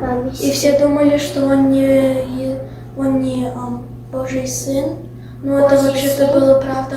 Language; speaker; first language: Russian; early bilingual, heritage; Russian